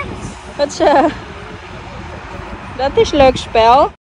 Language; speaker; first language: Dutch; non-native, learner; Waray